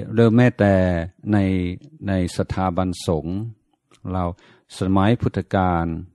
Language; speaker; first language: Thai; non-native, fluent; English